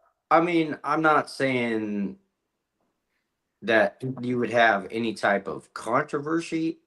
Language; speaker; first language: English; native; English